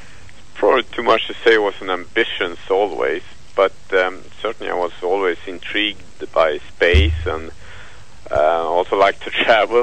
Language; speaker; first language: English; non-native, fluent; Swedish